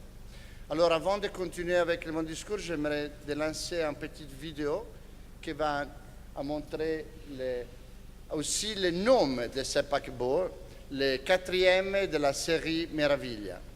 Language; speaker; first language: French; non-native, fluent; Italian